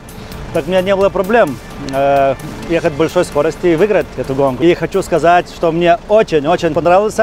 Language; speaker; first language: Russian; non-native, fluent; Lithuanian